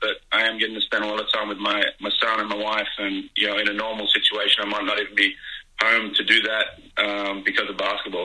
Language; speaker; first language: English; native; English